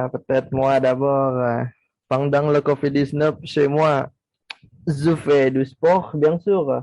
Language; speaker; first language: French; non-native, learner; Indonesian